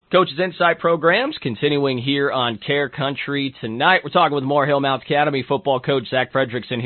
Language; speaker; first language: English; native; English